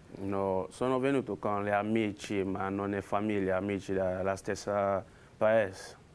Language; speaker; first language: Italian; non-native, learner; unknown